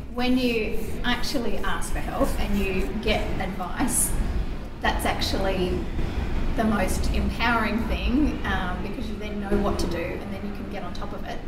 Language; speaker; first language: English; native; English